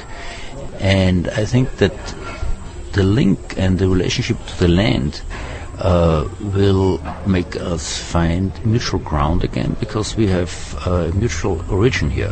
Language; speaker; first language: English; non-native, fluent; German